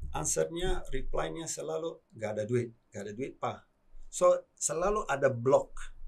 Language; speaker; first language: Indonesian; non-native, fluent; English